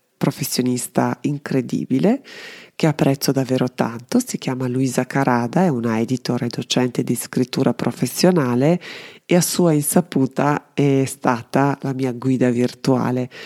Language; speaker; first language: Italian; non-native, fluent; Serbian